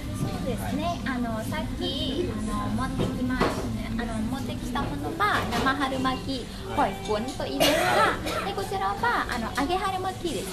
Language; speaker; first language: Japanese; non-native, fluent; Vietnamese